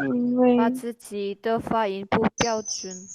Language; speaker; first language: Chinese; non-native, learner; Indonesian